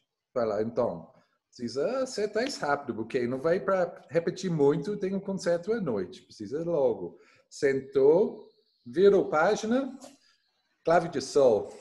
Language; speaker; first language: Portuguese; non-native, learner; English